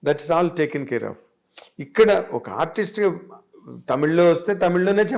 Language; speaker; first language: Telugu; native; Telugu